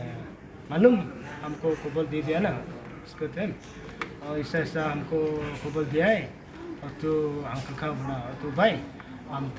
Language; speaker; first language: Hindi; non-native, local second language; Khasi